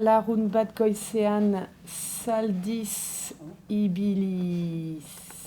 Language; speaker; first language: Basque; non-native, learner; French